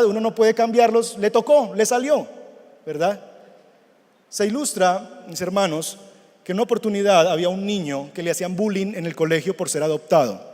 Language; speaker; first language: Spanish; native; Spanish